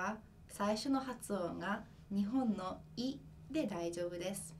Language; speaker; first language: Japanese; non-native, fluent; English